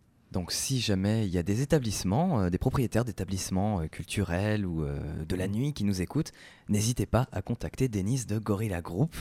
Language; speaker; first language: French; native; French